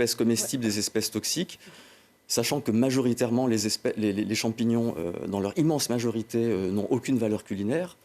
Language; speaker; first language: French; native; French